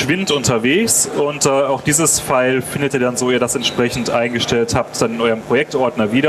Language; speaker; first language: German; native; German